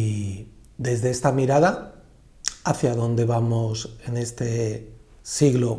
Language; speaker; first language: Spanish; native; Spanish